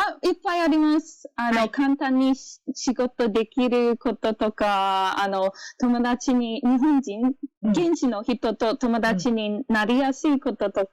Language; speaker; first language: Japanese; non-native, fluent; English